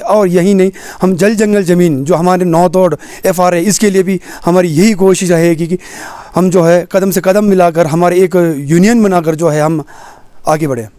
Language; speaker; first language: Hindi; native; Hindi